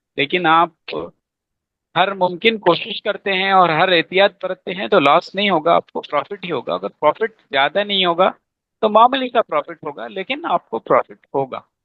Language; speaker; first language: Urdu; native; Urdu